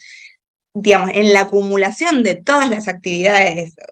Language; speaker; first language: Spanish; native; Spanish